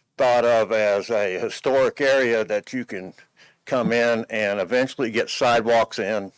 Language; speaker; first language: English; native; English